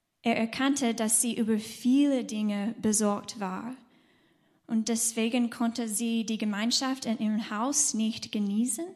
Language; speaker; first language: German; non-native, fluent; English